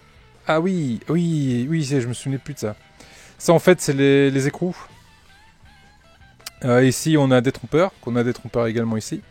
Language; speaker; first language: French; native; French